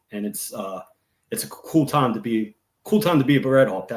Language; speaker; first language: English; native; English